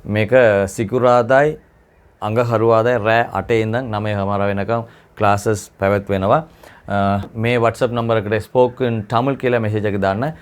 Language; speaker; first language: Sinhala; non-native, local second language; Tamil